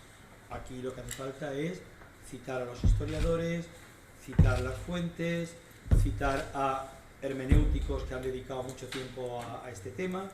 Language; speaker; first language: Spanish; native; Spanish